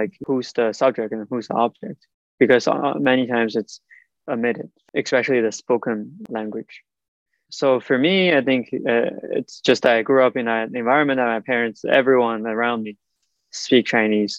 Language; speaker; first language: English; non-native, fluent; Chinese